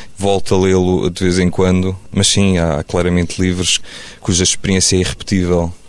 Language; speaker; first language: Portuguese; early bilingual, other home language; French